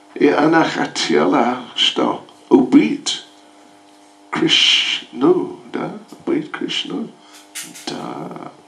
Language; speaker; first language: Russian; non-native, learner; English